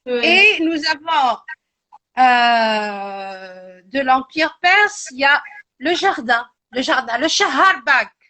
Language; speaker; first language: French; non-native, local second language; Arabic